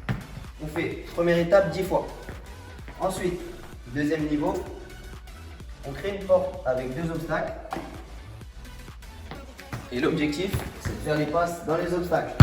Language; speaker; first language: French; native; French